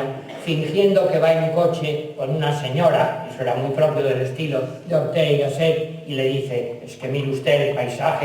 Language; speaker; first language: Spanish; native; Spanish